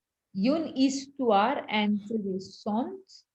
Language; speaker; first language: French; non-native, fluent; Hindi